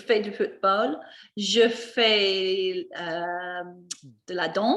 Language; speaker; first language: French; non-native, fluent; English